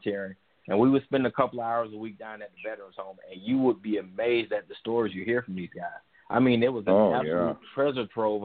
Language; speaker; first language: English; native; English